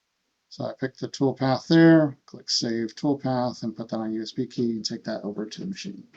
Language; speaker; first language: English; native; English